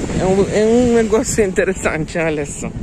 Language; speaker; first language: Portuguese; non-native, fluent; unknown